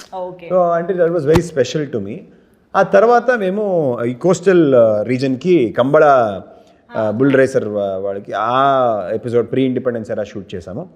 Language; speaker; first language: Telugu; non-native, learner; Kannada